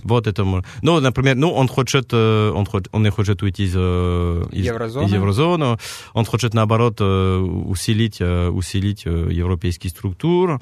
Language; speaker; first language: Russian; non-native, fluent; French